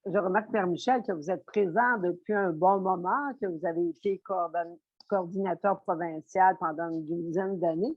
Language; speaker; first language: French; native; French